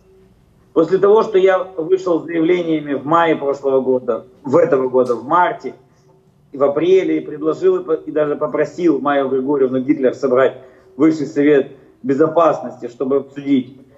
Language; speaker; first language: Russian; native; Russian